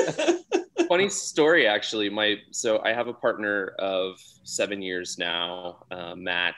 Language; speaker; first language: English; native; English